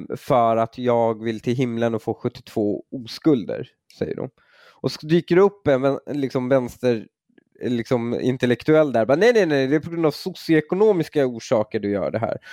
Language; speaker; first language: Swedish; early bilingual, other home language; Persian